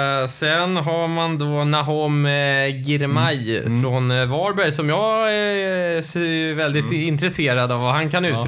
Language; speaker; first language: Swedish; native; Swedish